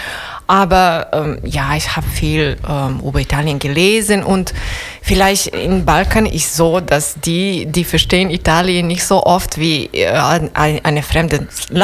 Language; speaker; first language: German; non-native, fluent; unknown